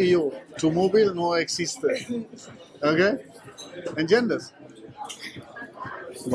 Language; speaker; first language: Spanish; non-native, learner; German